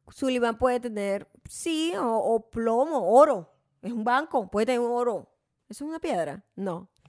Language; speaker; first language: Spanish; native; Spanish